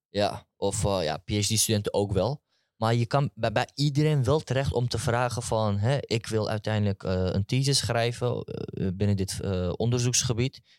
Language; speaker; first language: Dutch; early bilingual, other home language; Turkish